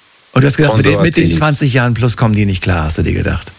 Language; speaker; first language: German; native; German